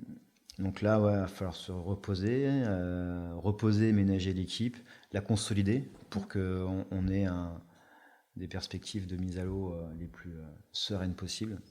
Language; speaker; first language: French; native; French